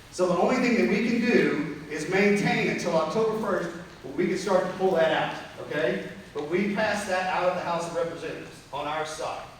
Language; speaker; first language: English; native; English